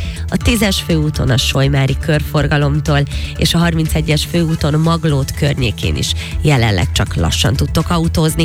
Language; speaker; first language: Hungarian; native; Hungarian